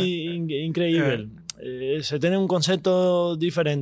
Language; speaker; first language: Portuguese; non-native, learner; Spanish